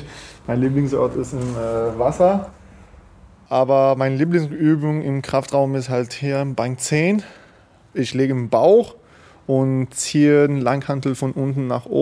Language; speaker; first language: German; non-native, fluent; Persian